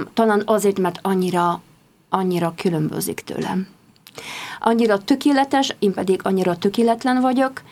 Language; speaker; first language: Hungarian; non-native, fluent; Polish